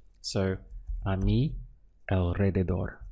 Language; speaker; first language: Spanish; non-native, fluent; English